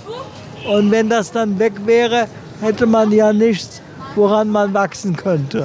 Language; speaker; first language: German; native; German